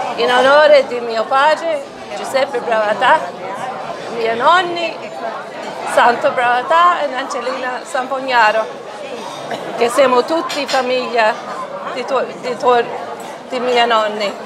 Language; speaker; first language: Italian; early bilingual, other home language; English